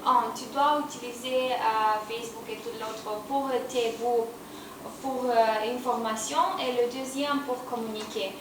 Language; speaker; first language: French; non-native, learner; Romanian